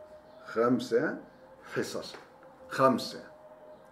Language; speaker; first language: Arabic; non-native, fluent; Turkish